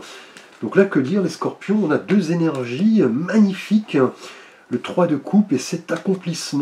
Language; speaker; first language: French; native; French